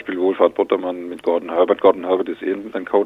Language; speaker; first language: German; native; German